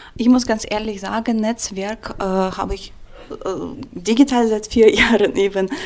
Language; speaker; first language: German; non-native, fluent; Russian